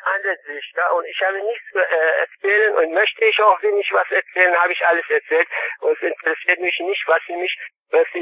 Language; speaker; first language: German; non-native, fluent; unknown